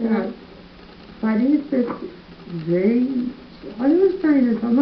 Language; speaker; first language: Portuguese; native; Portuguese